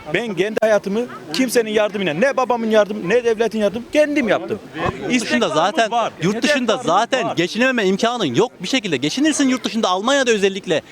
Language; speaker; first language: Turkish; native; Turkish